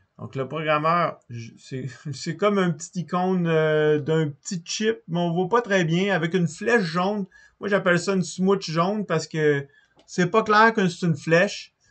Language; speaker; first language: French; native; French